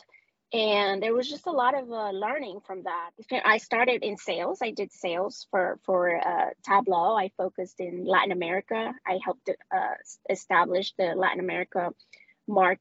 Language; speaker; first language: English; non-native, fluent; Spanish